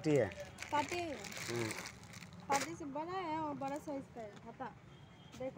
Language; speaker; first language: Hindi; non-native, fluent; Bangla